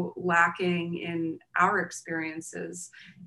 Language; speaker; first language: English; native; English